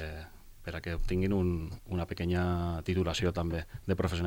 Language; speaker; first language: Catalan; non-native, local second language; Spanish